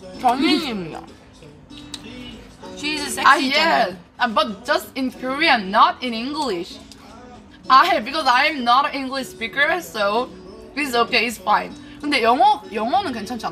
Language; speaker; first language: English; non-native, learner; Korean